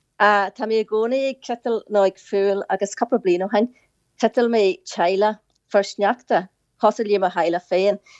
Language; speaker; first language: Irish; native; Irish